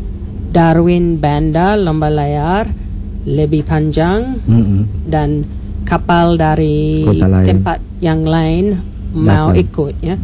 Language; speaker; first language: Indonesian; non-native, learner; English